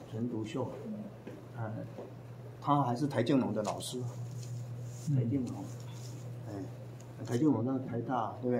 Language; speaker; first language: Chinese; native; Chinese